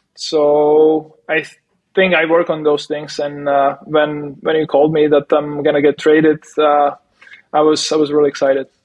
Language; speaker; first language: English; non-native, fluent; Czech